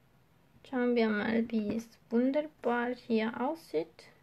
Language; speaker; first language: German; non-native, fluent; Spanish